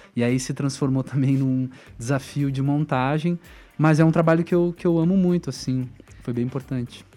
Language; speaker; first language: Portuguese; native; Portuguese